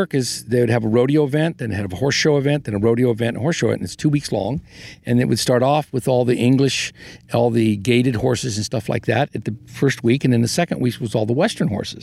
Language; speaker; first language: English; native; English